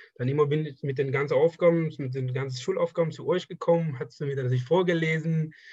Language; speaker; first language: German; non-native, fluent; Persian